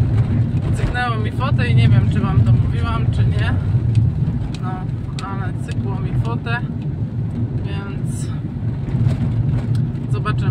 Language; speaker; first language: Polish; native; Polish